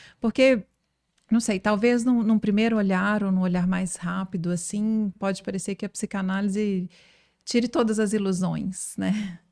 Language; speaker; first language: Portuguese; native; Portuguese